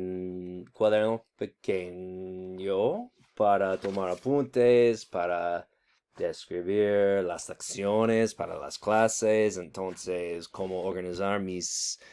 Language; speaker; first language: Spanish; non-native, fluent; English